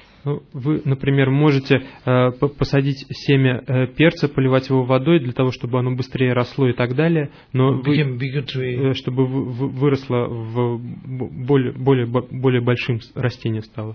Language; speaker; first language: Russian; native; Russian